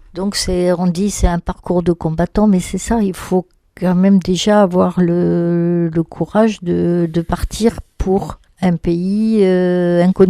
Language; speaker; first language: French; native; French